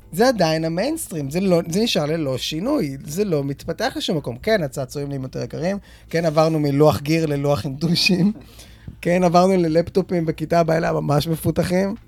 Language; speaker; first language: Hebrew; native; Hebrew